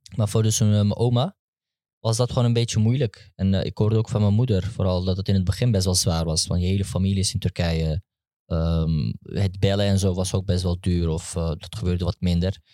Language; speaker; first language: Dutch; native; Dutch